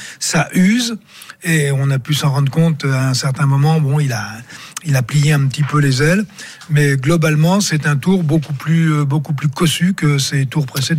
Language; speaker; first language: French; native; French